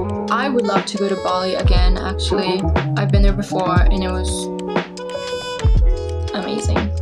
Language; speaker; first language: English; early bilingual, other home language; Swedish